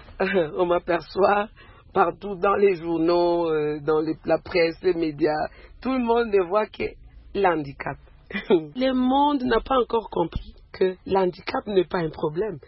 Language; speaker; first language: French; non-native, local second language; Swahili